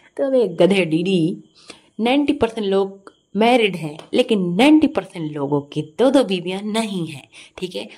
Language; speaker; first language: Hindi; native; Hindi